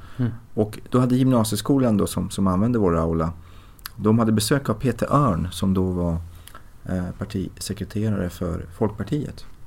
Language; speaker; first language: Swedish; early bilingual, other home language; Persian